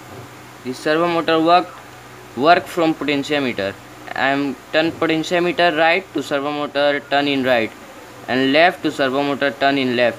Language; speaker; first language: English; non-native, learner; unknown